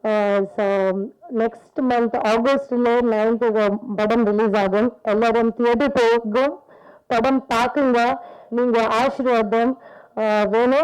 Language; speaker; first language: Tamil; non-native, learner; Kannada